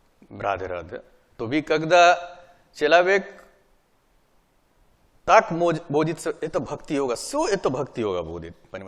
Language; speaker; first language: Russian; non-native, learner; Hindi